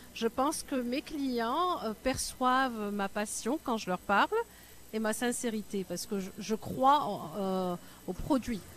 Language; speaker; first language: French; non-native, local second language; Arabic